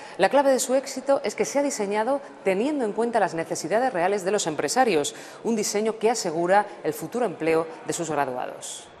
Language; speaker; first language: Spanish; native; Spanish